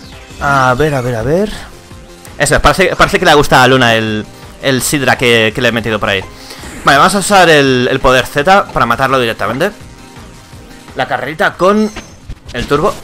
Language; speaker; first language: Spanish; native; Spanish